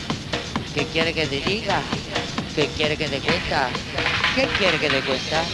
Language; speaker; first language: Spanish; non-native, learner; Italian